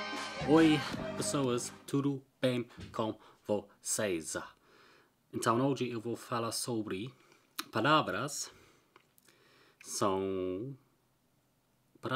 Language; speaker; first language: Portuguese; non-native, learner; English